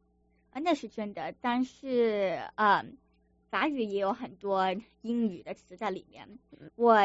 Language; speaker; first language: Chinese; early bilingual, other home language; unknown